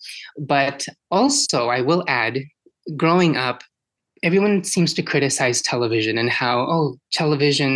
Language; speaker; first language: English; early bilingual, other home language; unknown